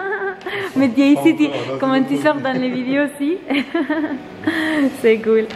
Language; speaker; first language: French; non-native, learner; Spanish